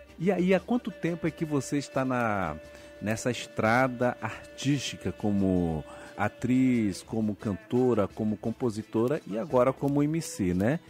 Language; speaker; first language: Portuguese; native; Portuguese